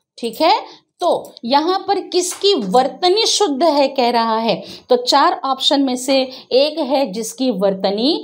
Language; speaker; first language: Hindi; native; Hindi